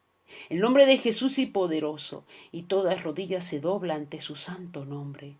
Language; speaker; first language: Spanish; native; Spanish